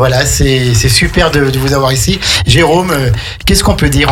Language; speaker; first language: French; native; French